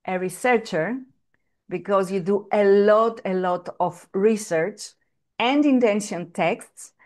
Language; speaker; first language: English; non-native, fluent; Greek